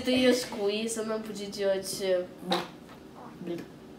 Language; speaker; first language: Russian; early bilingual, heritage; Russian